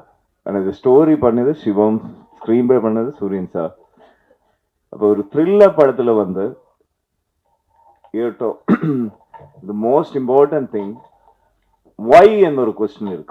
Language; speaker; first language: Tamil; non-native, learner; Kannada